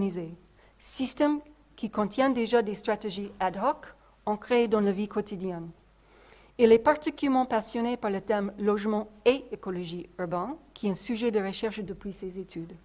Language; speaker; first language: French; non-native, fluent; English